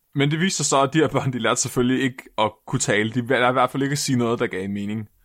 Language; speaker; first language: Danish; native; Danish